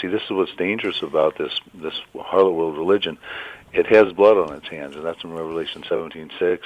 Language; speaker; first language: English; native; English